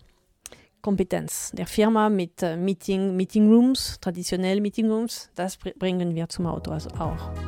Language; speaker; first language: German; non-native, learner; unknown